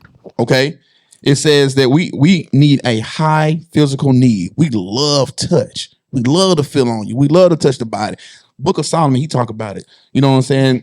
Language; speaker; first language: English; native; English